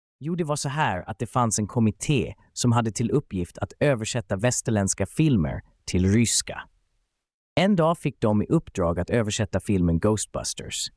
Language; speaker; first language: Swedish; native; Swedish